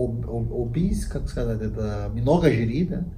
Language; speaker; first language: Russian; non-native, learner; Portuguese